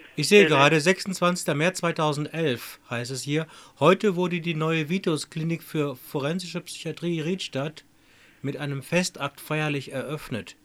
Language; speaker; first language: German; native; German